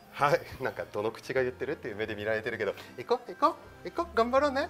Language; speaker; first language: Japanese; non-native, fluent; French